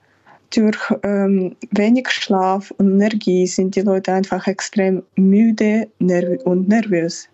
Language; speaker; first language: German; non-native, fluent; Ukrainian